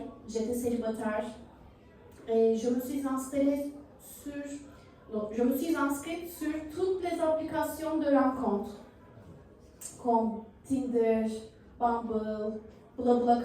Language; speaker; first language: French; non-native, learner; Turkish